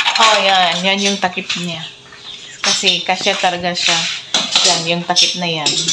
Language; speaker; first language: Filipino; non-native, local second language; Cebuano